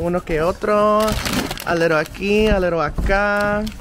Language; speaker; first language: Spanish; early bilingual, heritage; Spanish